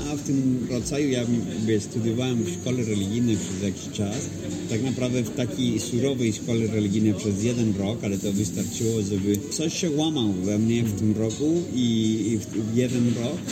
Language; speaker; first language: Polish; non-native, fluent; Spanish